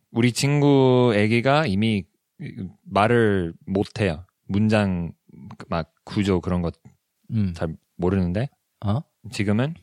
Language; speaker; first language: Korean; non-native, fluent; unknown